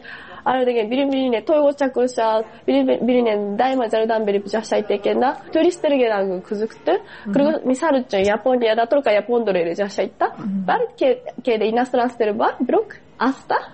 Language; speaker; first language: Kyrgyz; non-native, fluent; Japanese